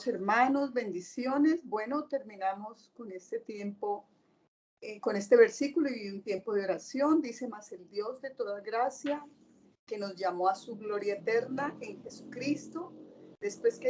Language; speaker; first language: Spanish; native; Spanish